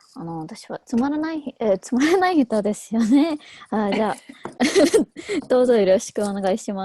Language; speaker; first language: Japanese; non-native, learner; English